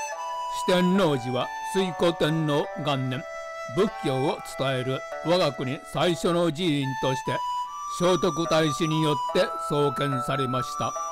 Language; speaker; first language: Japanese; native; Japanese